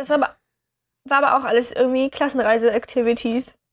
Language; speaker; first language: German; native; German